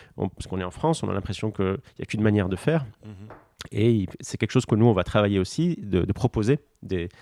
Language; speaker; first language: French; non-native, local second language; Arabic